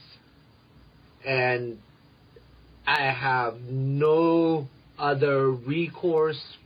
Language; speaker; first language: English; early bilingual, other home language; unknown